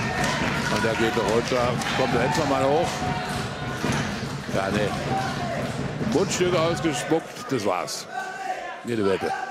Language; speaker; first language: German; native; German